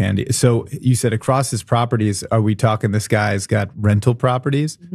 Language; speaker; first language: English; native; English